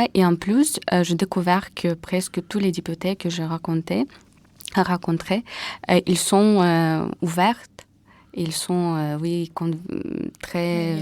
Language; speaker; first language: French; non-native, fluent; Russian